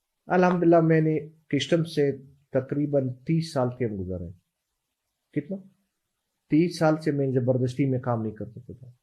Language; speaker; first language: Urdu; non-native, local second language; Pashto